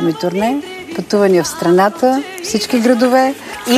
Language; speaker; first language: Bulgarian; native; Bulgarian